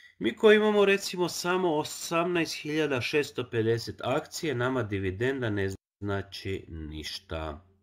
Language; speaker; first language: Croatian; non-native, local second language; Hungarian